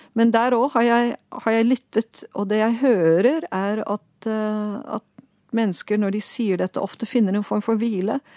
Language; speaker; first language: Norwegian; non-native, fluent; Dutch